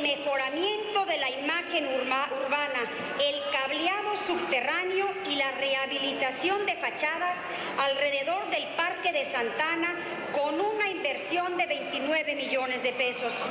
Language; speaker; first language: Spanish; native; Spanish